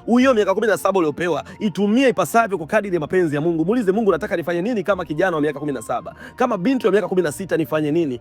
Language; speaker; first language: Swahili; native; Swahili